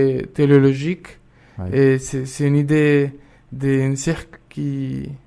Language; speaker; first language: French; non-native, fluent; Spanish